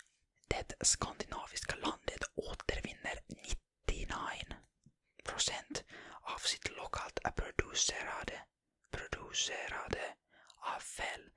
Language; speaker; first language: Swedish; non-native, learner; Finnish